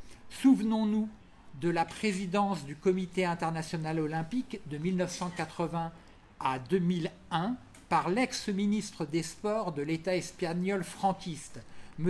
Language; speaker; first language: French; native; French